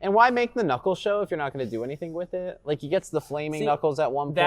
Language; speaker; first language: English; native; English